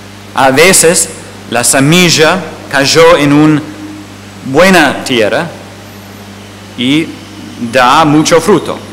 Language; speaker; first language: Spanish; non-native, fluent; English